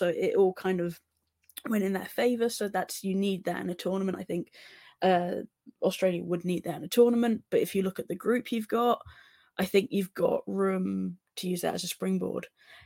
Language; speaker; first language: English; native; English